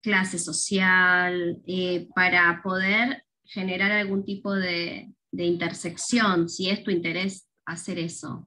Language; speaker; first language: Portuguese; non-native, fluent; Spanish